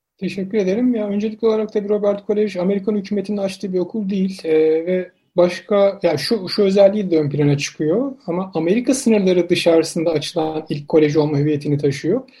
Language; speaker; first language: Turkish; native; Turkish